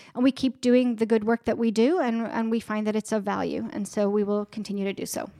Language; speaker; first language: English; native; English